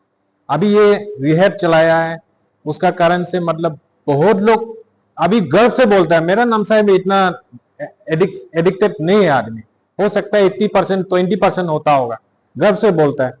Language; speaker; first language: Hindi; non-native, local second language; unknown